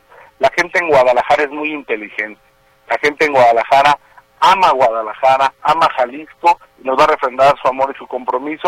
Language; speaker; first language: Spanish; native; Spanish